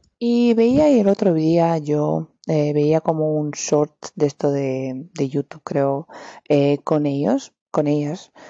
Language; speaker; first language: Spanish; non-native, fluent; Romanian